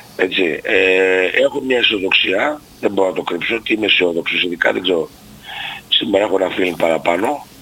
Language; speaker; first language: Greek; native; Greek